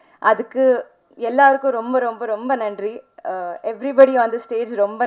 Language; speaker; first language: Tamil; non-native, local second language; Telugu